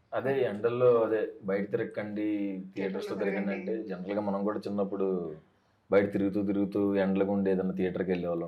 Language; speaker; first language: Telugu; native; Telugu